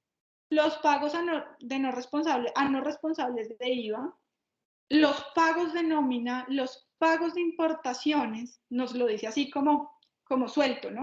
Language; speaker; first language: Spanish; native; Spanish